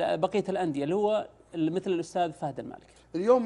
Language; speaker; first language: Arabic; native; Arabic